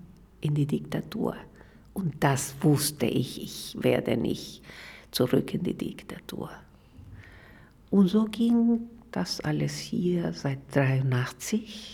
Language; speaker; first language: German; non-native, fluent; Spanish